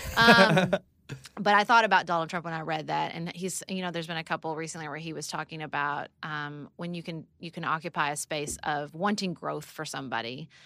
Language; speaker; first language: English; native; English